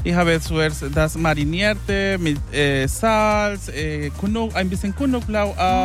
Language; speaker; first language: German; non-native, learner; Spanish